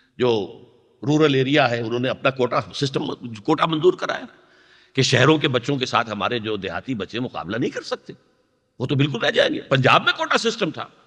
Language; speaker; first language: Urdu; native; Urdu